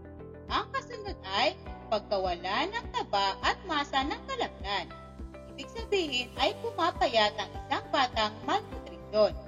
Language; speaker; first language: Filipino; native; Filipino